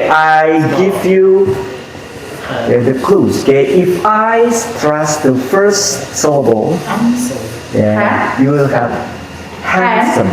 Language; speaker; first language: English; non-native, fluent; Indonesian